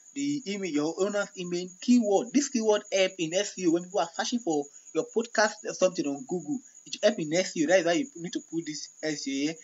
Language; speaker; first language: English; non-native, local second language; Yoruba